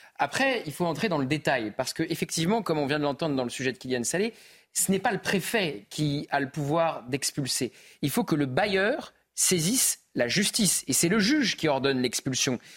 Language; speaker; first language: French; native; French